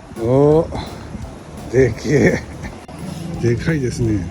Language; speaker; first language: Japanese; non-native, learner; Filipino